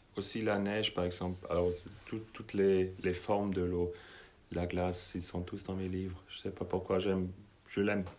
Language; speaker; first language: French; non-native, fluent; German